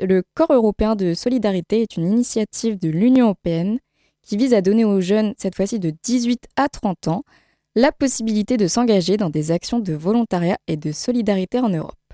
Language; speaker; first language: French; native; French